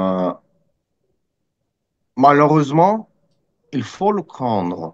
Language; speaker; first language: French; non-native, fluent; Russian